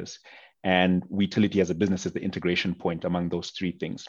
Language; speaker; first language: English; non-native, local second language; North Ndebele